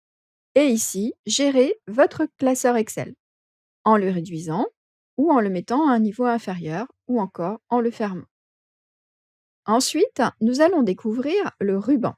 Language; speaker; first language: French; native; French